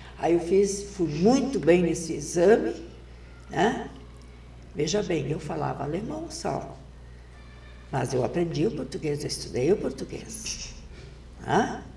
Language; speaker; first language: Portuguese; non-native, local second language; German